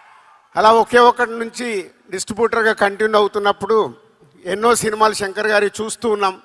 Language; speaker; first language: Telugu; native; Telugu